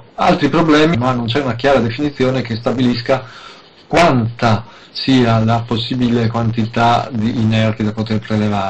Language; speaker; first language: Italian; native; Italian